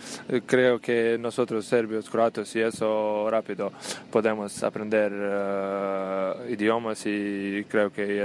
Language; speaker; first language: Spanish; non-native, learner; Serbian